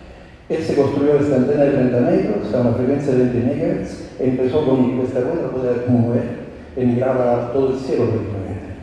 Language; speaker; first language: Spanish; non-native, fluent; Italian